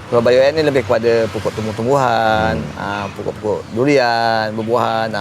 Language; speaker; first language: Malay; native; Malay